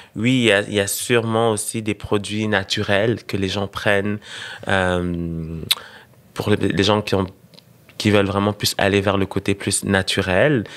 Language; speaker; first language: French; non-native, local second language; Rundi